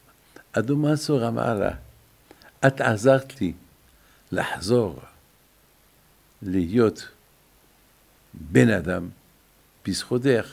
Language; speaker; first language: Hebrew; non-native, fluent; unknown